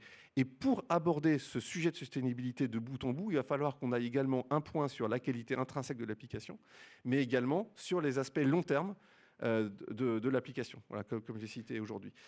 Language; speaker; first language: French; native; French